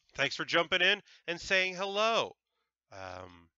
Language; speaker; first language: English; native; English